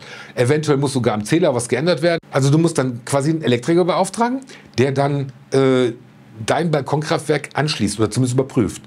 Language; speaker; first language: German; native; German